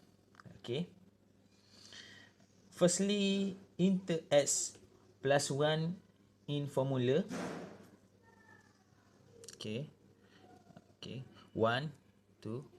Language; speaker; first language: English; non-native, local second language; Malay